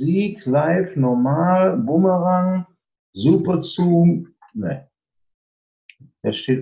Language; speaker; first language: German; native; German